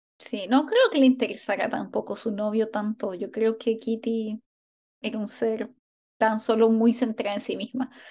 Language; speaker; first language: Spanish; native; Spanish